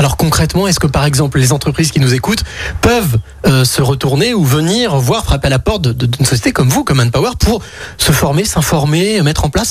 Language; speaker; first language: French; native; French